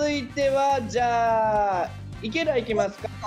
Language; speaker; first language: Japanese; native; Japanese